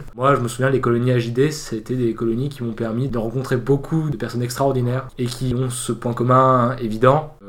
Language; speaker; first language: French; native; French